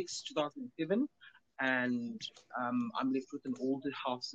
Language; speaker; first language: English; non-native, local second language; Zulu